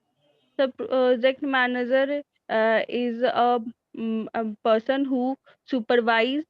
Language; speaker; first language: English; non-native, learner; Hindi